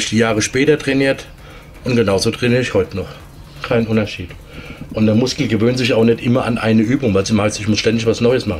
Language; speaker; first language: German; native; German